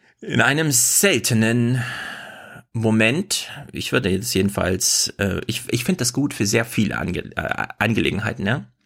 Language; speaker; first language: German; native; German